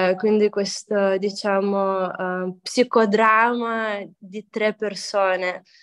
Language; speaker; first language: Italian; non-native, fluent; Lithuanian